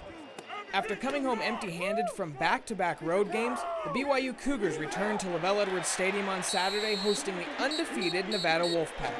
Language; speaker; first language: English; native; English